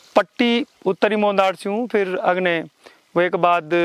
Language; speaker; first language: Hindi; non-native, local second language; Garhwali